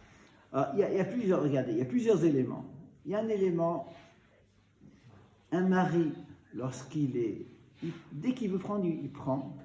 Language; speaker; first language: French; native; French